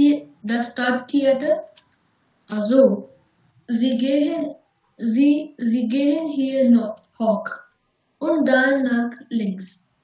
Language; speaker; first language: German; non-native, learner; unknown